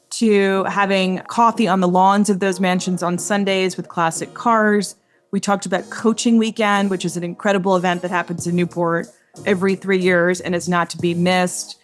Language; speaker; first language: English; native; English